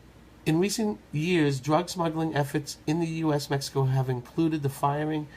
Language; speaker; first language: English; native; English